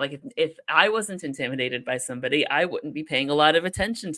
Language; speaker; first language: English; native; English